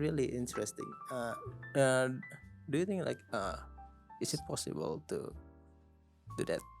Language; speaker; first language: English; non-native, learner; Indonesian